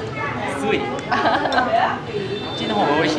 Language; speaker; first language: Japanese; non-native, fluent; Vietnamese